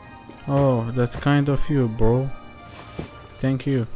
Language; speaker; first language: English; non-native, learner; Arabic